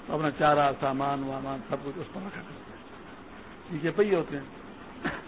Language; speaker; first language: Urdu; non-native, local second language; Pashto